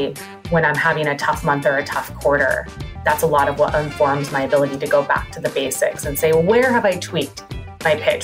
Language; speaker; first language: English; native; English